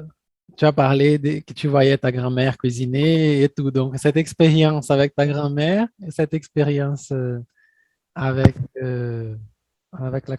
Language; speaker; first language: French; non-native, fluent; Portuguese